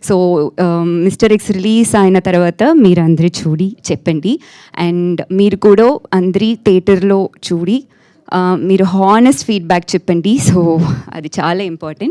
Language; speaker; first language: Telugu; non-native, learner; Tamil